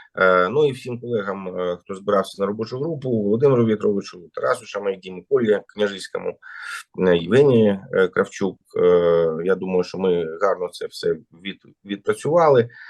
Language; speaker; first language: Ukrainian; non-native, local second language; Russian